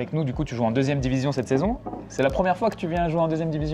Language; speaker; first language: French; native; French